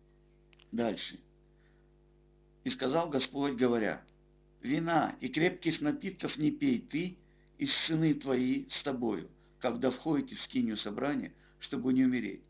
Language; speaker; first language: Russian; native; Russian